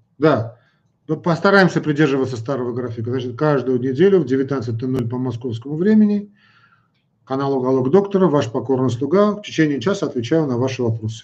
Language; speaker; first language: Russian; non-native, local second language; Armenian